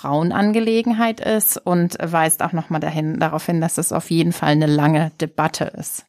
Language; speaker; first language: German; native; German